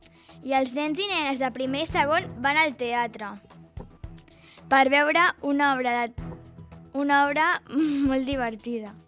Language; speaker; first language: Catalan; native; Catalan